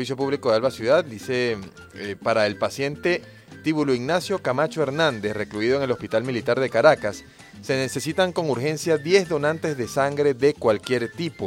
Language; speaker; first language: Spanish; native; Spanish